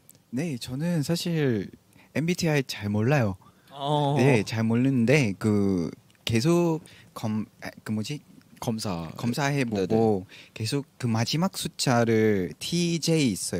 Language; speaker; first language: Korean; non-native, fluent; Vietnamese